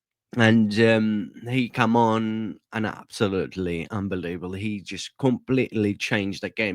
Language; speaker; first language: English; non-native, fluent; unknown